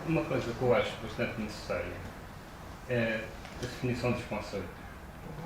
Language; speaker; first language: Portuguese; native; Portuguese